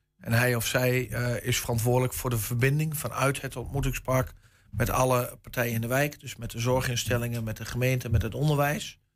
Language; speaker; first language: Dutch; native; Dutch